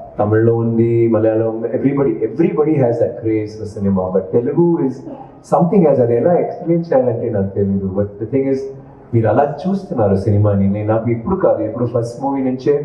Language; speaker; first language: Telugu; non-native, learner; Tamil